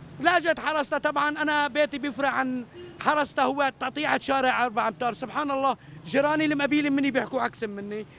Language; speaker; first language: Arabic; native; Arabic